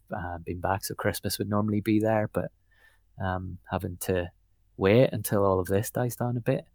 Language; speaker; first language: English; native; English